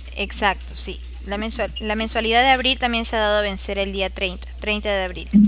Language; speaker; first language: Spanish; native; Spanish